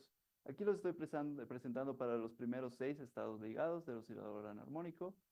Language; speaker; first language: Spanish; native; Spanish